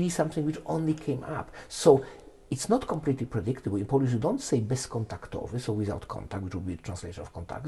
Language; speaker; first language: English; non-native, fluent; Polish